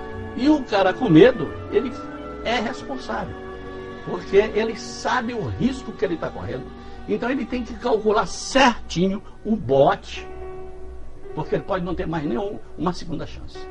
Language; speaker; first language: Portuguese; native; Portuguese